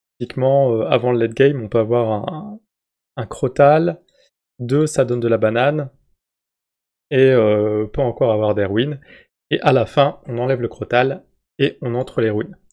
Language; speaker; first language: French; native; French